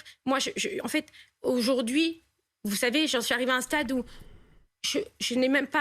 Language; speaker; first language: French; native; French